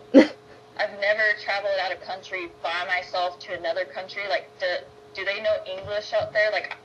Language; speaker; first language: English; native; English